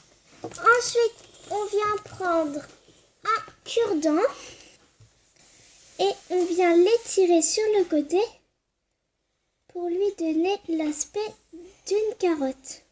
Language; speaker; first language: French; native; French